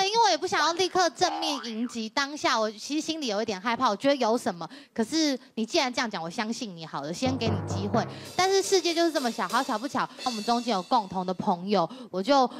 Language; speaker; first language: Chinese; native; Chinese